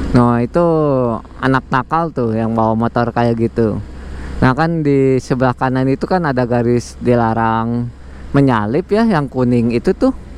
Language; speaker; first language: Indonesian; native; Indonesian